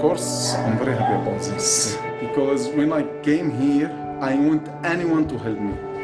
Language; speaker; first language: English; non-native, learner; Arabic